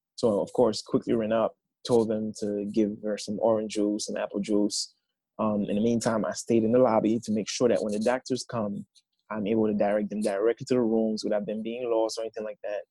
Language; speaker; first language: English; non-native, fluent; Haitian Creole